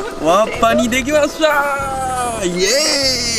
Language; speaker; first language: Japanese; native; Japanese